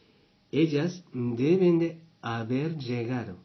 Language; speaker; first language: Spanish; non-native, fluent; Japanese